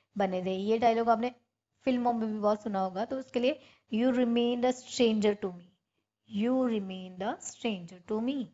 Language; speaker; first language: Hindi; non-native, local second language; Punjabi